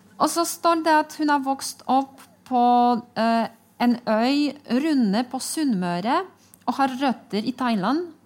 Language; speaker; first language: Norwegian; non-native, fluent; Polish